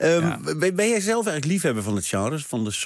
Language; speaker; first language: Dutch; native; Dutch